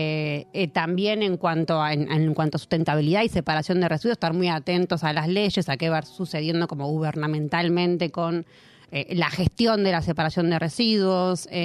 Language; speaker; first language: Spanish; native; Spanish